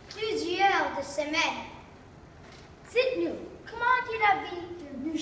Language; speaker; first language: French; non-native, learner; English